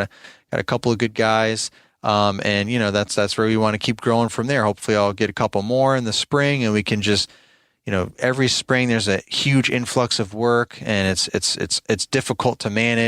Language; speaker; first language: English; native; English